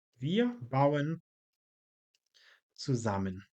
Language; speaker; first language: German; non-native, fluent; Polish